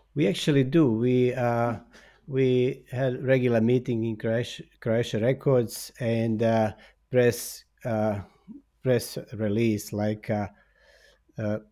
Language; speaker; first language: English; non-native, fluent; Bosnian